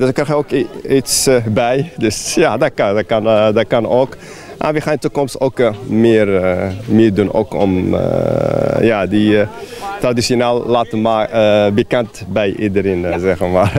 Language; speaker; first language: Dutch; non-native, fluent; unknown